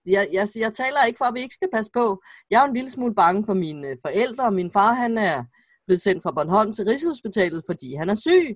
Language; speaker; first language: Danish; native; Danish